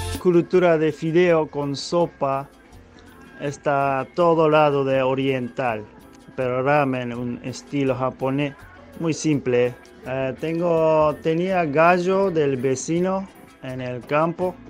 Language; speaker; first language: Spanish; non-native, learner; Japanese